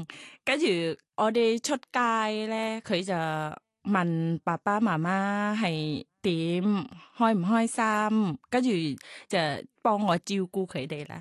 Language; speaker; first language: Cantonese; non-native, fluent; Thai